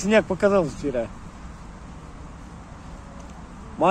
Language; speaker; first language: Russian; non-native, learner; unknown